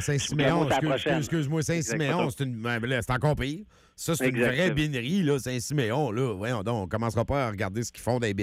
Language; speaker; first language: French; native; French